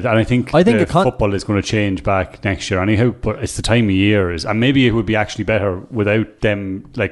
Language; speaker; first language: English; native; English